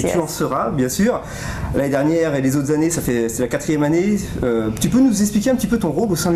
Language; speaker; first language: French; native; French